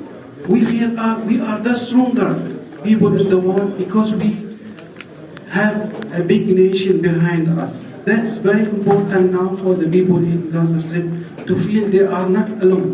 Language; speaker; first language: English; non-native, fluent; Arabic